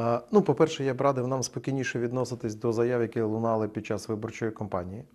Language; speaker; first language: Ukrainian; native; Ukrainian